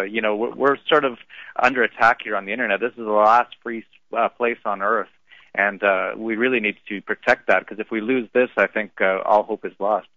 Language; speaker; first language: English; native; English